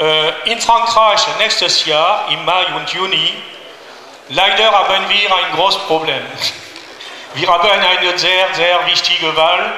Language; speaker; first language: German; non-native, learner; French